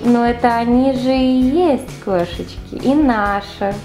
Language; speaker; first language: Russian; native; Russian